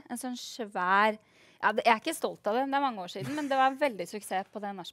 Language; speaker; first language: Norwegian; native; Norwegian